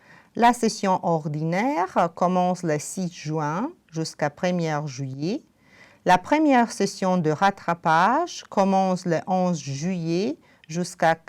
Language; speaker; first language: French; non-native, fluent; Romanian